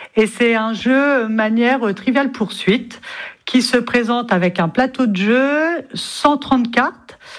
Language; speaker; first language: French; native; French